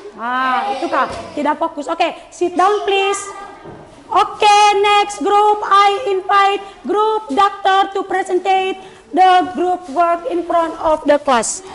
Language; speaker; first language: English; non-native, learner; Indonesian